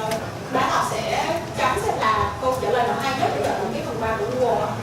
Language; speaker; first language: Vietnamese; native; Vietnamese